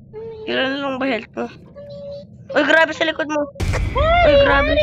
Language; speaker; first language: Filipino; native; Filipino